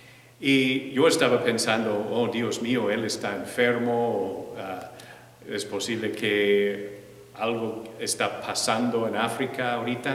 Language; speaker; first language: Spanish; non-native, fluent; English